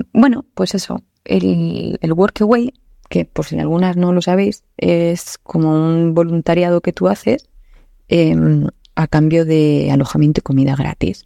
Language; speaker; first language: Spanish; native; Spanish